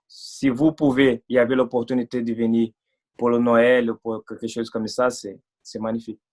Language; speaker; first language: French; non-native, fluent; Portuguese